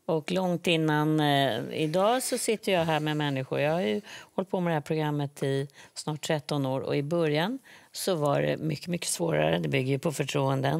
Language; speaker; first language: Swedish; native; Swedish